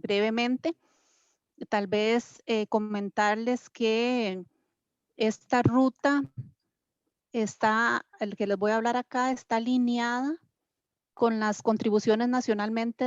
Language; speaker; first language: Spanish; native; Spanish